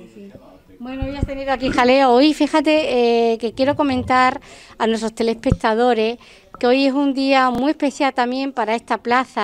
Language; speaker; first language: Spanish; native; Spanish